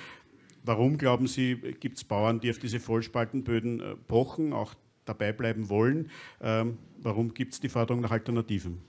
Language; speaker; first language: German; native; German